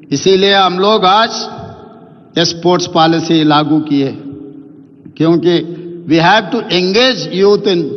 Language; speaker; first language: Hindi; non-native, local second language; Telugu